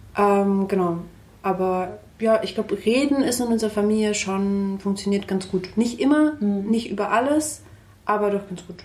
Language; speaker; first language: German; early bilingual, other home language; Russian